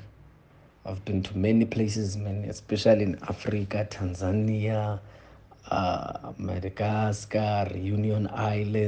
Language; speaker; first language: English; non-native, local second language; Xhosa